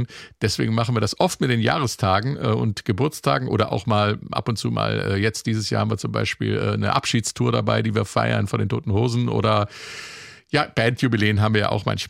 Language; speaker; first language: German; native; German